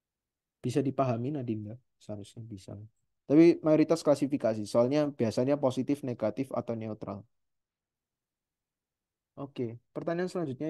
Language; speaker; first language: Indonesian; native; Indonesian